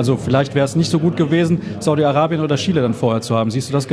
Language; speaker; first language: German; native; German